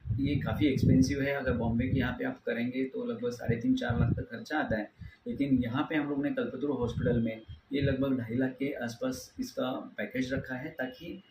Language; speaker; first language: Hindi; non-native, local second language; Marathi